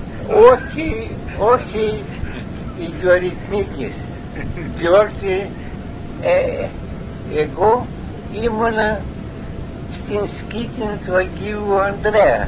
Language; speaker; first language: Greek; non-native, learner; Russian